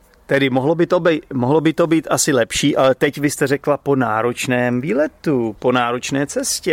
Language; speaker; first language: Czech; native; Czech